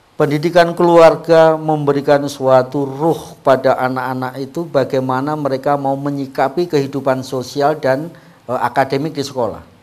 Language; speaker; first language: Indonesian; non-native, local second language; Javanese